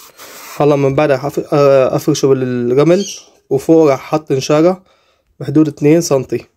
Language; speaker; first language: Arabic; native; Arabic